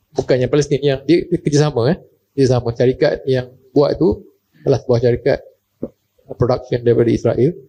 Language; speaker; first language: Malay; native; Malay